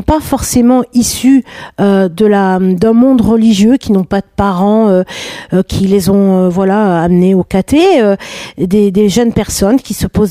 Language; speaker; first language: French; native; French